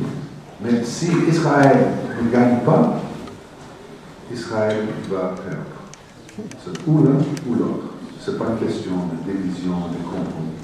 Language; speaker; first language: French; non-native, fluent; English